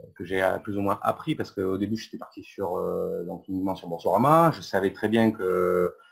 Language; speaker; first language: French; native; French